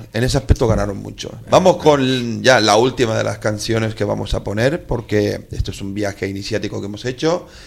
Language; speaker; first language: Spanish; native; Spanish